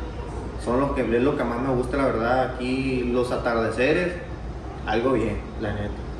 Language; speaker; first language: Spanish; native; Spanish